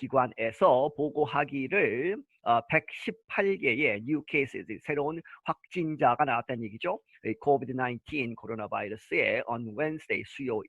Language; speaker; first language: Korean; native; Korean